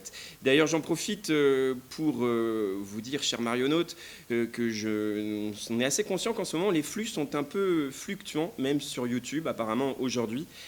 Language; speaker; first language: French; native; French